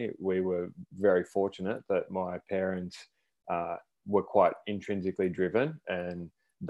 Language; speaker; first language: English; native; English